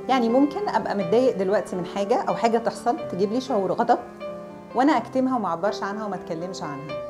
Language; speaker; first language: Arabic; native; Arabic